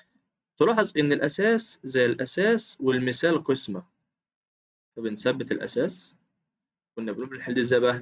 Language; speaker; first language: Arabic; native; Arabic